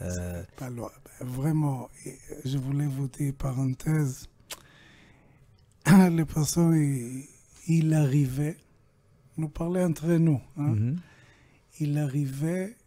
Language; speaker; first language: French; non-native, learner; Hebrew